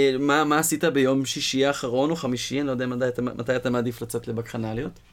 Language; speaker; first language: Hebrew; native; Hebrew